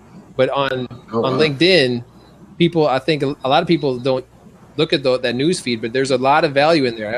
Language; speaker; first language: English; native; English